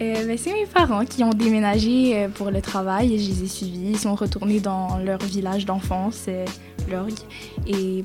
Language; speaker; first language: French; native; French